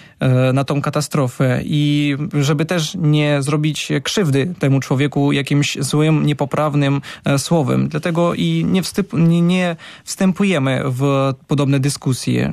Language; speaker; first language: Polish; non-native, fluent; Ukrainian